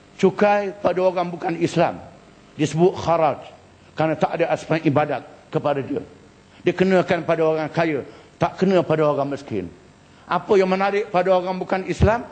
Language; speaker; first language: Malay; native; Malay